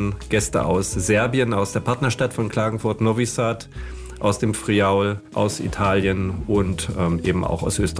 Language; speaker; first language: German; native; German